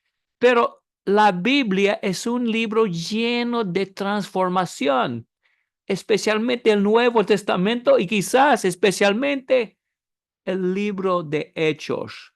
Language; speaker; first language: Spanish; non-native, fluent; English